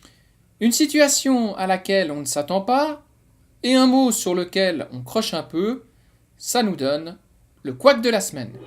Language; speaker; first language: French; native; French